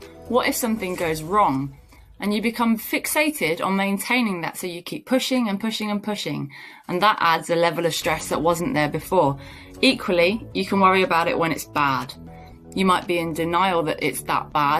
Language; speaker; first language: English; native; English